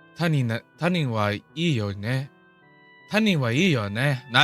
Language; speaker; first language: Japanese; non-native, learner; English